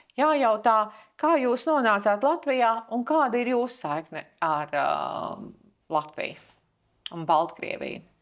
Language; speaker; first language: Latvian; native; Latvian